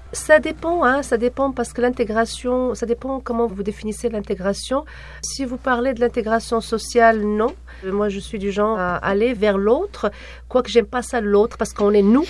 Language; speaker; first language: French; non-native, local second language; Arabic